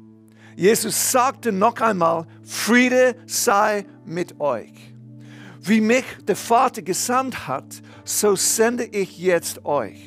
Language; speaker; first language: German; non-native, fluent; English